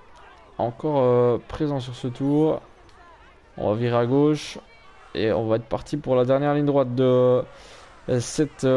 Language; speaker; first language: French; native; French